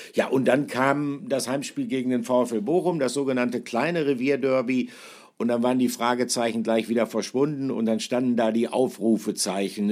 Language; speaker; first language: German; native; German